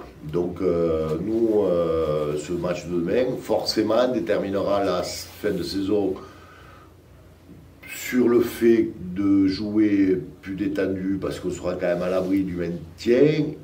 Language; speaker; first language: French; native; French